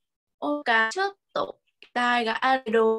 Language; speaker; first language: Japanese; non-native, learner; Vietnamese